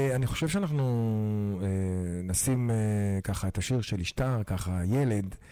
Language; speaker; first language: Hebrew; native; Hebrew